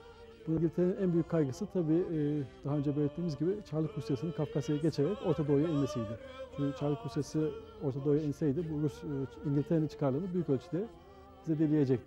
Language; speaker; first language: Turkish; native; Turkish